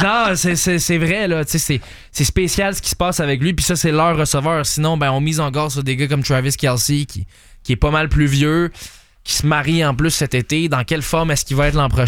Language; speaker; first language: French; native; French